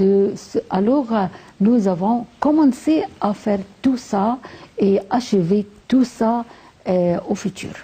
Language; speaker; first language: French; non-native, fluent; Arabic